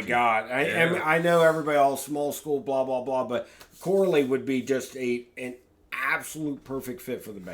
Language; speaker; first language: English; native; English